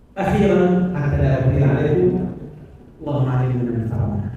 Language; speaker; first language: Arabic; native; Arabic